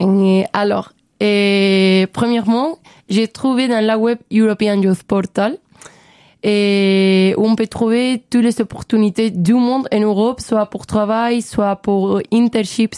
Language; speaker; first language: French; non-native, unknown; Spanish